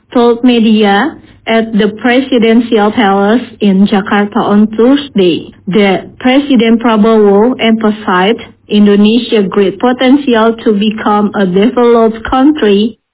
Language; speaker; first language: English; non-native, fluent; Indonesian